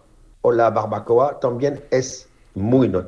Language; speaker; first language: Spanish; non-native, fluent; French